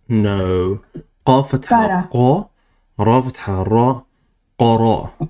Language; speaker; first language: Arabic; non-native, fluent; English